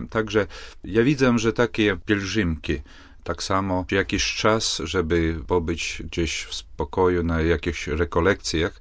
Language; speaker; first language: Polish; non-native, fluent; Latvian